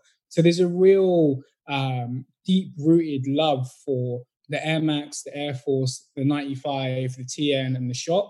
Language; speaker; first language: English; native; English